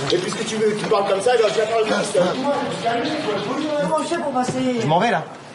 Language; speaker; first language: French; native; French